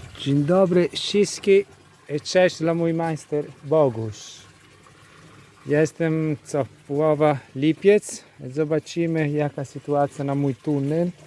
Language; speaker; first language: Polish; non-native, learner; Italian